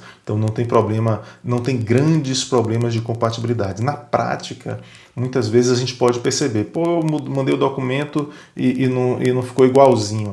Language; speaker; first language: Portuguese; native; Portuguese